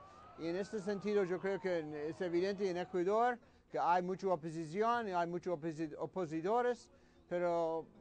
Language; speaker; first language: Spanish; non-native, fluent; English